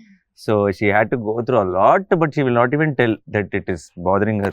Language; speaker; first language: Telugu; native; Telugu